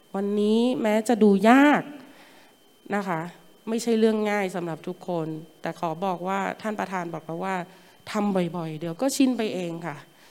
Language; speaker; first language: Thai; native; Thai